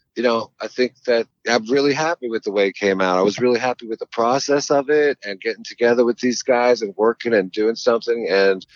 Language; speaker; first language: English; native; English